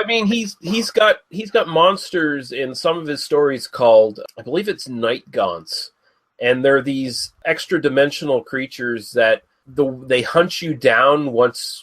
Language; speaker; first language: English; native; English